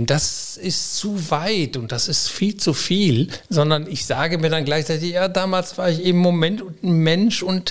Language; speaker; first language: German; native; German